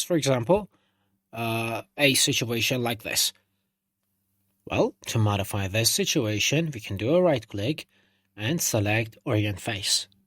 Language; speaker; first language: English; non-native, fluent; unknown